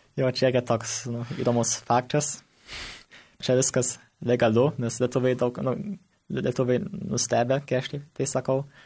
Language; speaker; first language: Lithuanian; early bilingual, heritage; Lithuanian